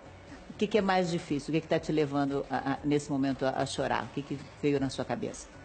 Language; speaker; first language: Portuguese; native; Portuguese